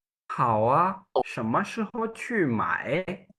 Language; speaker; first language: Chinese; non-native, fluent; Urdu